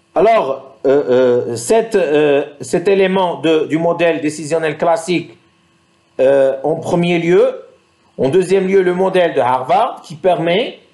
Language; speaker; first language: French; non-native, local second language; Arabic